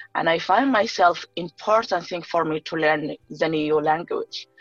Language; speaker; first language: English; non-native, learner; Arabic